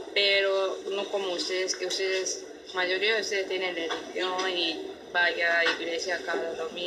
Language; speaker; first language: Spanish; non-native, learner; Japanese